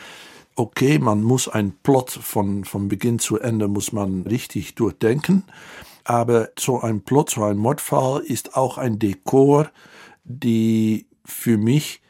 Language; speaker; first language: German; non-native, fluent; Dutch